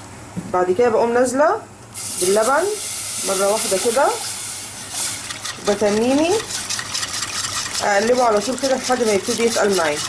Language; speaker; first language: Arabic; native; Arabic